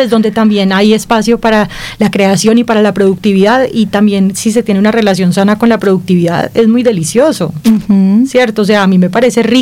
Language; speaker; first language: Spanish; native; Spanish